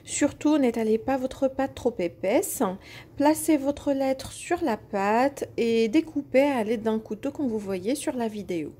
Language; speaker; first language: French; non-native, local second language; Arabic